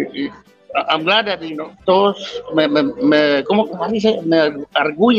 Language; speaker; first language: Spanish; early bilingual, heritage; Spanish